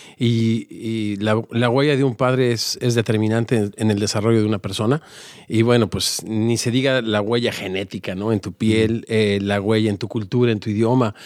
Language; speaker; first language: Spanish; native; Spanish